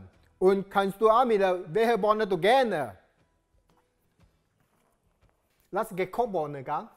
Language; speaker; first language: German; non-native, learner; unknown